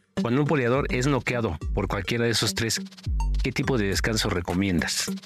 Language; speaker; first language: Spanish; native; Spanish